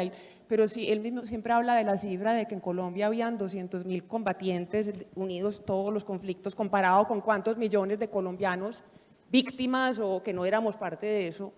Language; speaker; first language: Spanish; native; Spanish